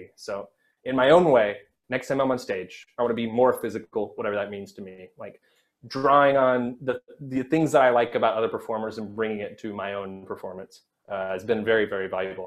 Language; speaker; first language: English; native; English